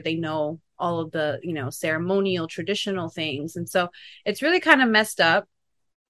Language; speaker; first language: English; native; English